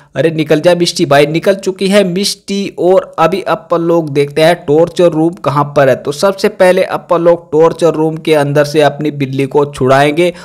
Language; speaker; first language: Hindi; native; Hindi